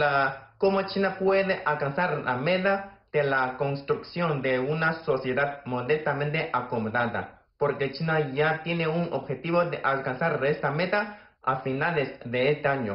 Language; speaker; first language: Spanish; non-native, fluent; Chinese